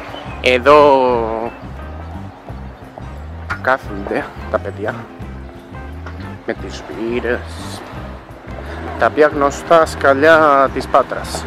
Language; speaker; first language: Greek; non-native, learner; Spanish